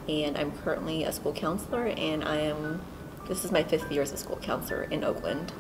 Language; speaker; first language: English; native; English